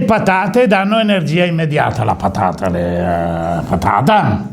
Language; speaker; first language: Italian; native; Italian